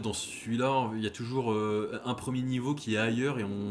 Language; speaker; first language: French; native; French